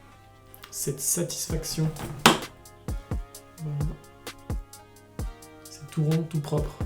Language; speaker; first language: French; native; French